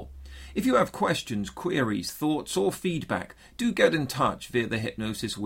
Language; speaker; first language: English; native; English